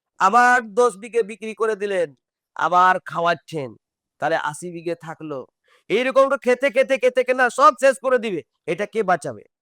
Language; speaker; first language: Bangla; non-native, local second language; Santali